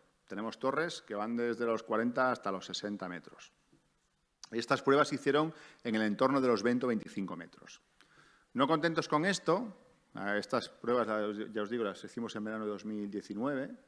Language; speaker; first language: Spanish; native; Spanish